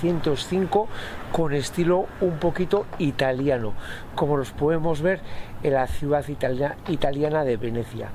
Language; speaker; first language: Spanish; native; Spanish